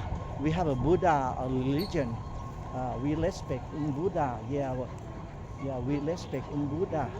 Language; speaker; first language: English; non-native, learner; Thai